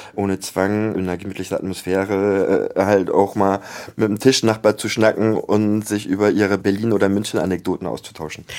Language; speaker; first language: German; native; German